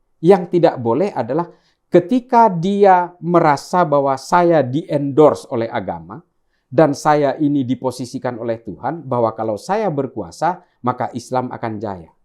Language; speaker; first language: Indonesian; non-native, local second language; Madurese